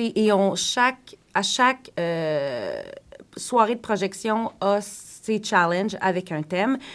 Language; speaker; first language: French; native; French